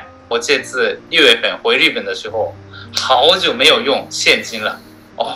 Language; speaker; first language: Chinese; non-native, fluent; Japanese